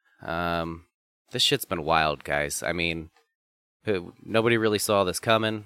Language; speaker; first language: English; native; English